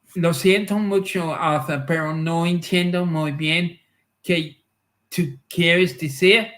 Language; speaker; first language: Spanish; non-native, learner; English